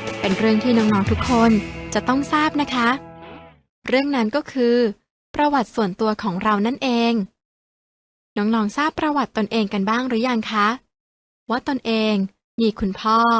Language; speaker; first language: Thai; native; Thai